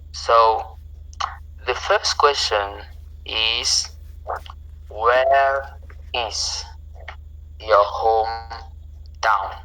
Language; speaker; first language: English; non-native, local second language; French